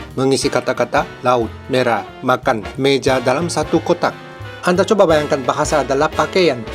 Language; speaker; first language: Indonesian; non-native, fluent; Japanese